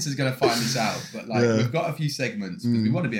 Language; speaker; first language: English; native; English